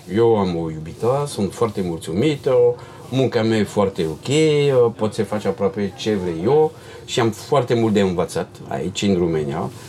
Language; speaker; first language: Romanian; non-native, learner; French